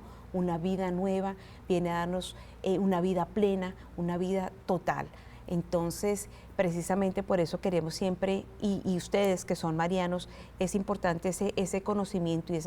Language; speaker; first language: Spanish; native; Spanish